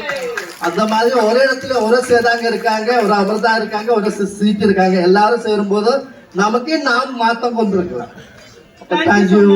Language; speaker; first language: Tamil; non-native, learner; Malayalam